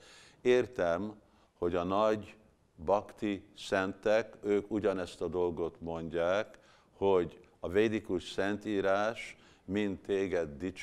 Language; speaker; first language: Hungarian; early bilingual, heritage; Hungarian